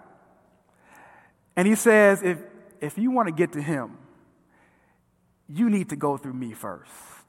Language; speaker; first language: English; native; English